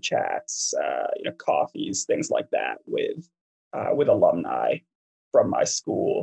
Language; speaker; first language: English; native; English